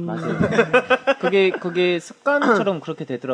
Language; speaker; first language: Korean; native; Korean